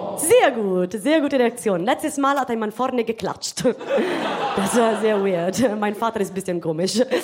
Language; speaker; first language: German; non-native, fluent; Italian